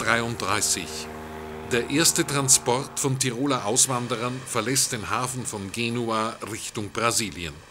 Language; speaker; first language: German; native; German